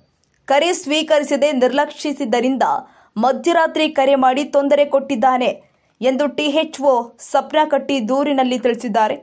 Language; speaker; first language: Kannada; native; Kannada